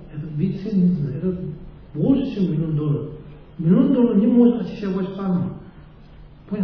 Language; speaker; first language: Russian; non-native, learner; Tibetan